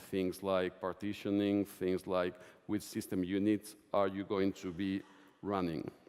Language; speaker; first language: English; non-native, fluent; Spanish